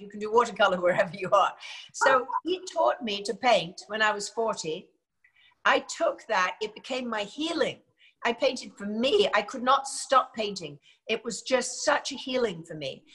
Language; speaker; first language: English; native; English